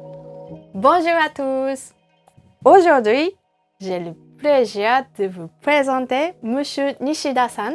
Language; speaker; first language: French; non-native, fluent; Japanese